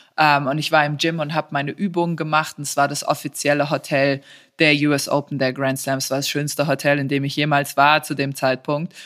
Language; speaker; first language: German; early bilingual, other home language; Serbian